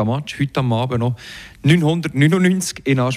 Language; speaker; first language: German; native; German